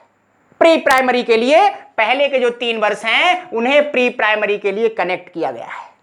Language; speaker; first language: Hindi; native; Hindi